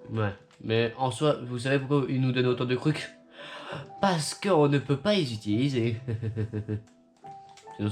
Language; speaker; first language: French; native; French